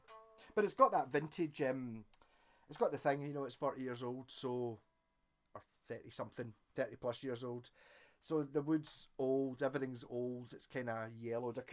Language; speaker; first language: English; native; English